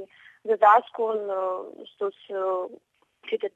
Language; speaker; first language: Greek; non-native, fluent; Ukrainian